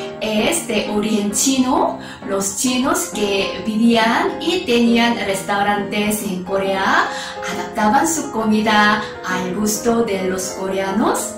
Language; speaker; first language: Spanish; non-native, fluent; Korean